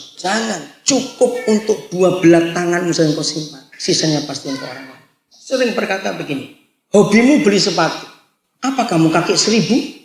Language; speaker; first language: Indonesian; native; Indonesian